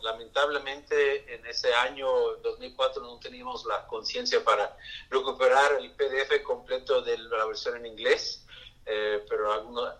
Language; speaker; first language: Spanish; non-native, fluent; English